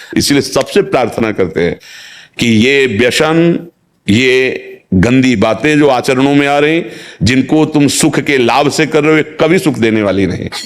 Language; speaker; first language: Hindi; native; Hindi